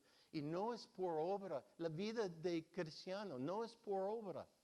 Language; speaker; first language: Spanish; non-native, fluent; English